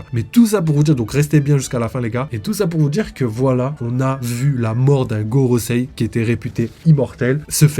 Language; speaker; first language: French; native; French